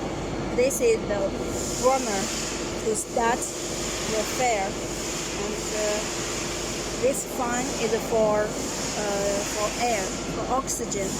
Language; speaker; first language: English; non-native, learner; Chinese